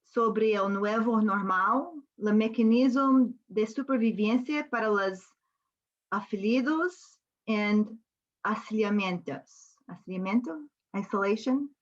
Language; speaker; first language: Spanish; non-native, learner; English